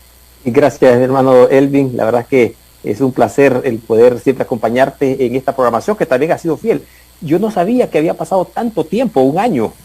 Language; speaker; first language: Spanish; native; Spanish